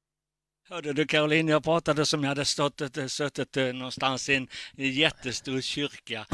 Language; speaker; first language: Swedish; native; Swedish